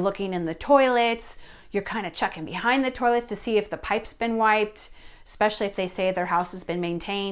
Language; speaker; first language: English; native; English